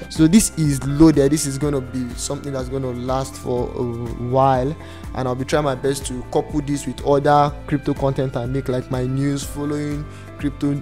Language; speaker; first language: English; non-native, local second language; Yoruba